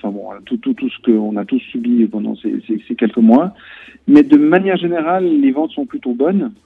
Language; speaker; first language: French; native; French